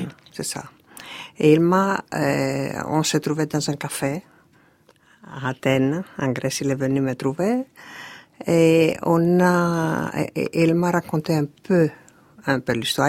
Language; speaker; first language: French; non-native, fluent; Greek